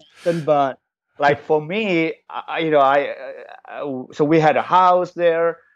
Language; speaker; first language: English; non-native, fluent; Indonesian